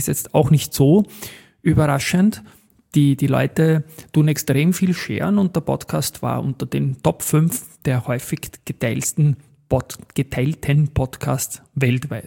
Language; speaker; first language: German; native; German